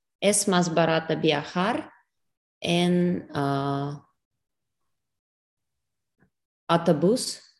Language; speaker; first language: Spanish; non-native, learner; English